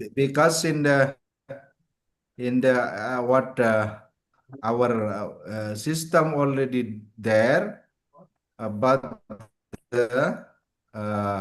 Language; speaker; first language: English; non-native, learner; Indonesian